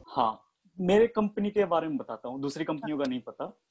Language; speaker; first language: Hindi; native; Hindi